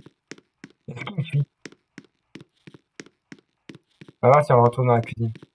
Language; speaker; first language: French; native; French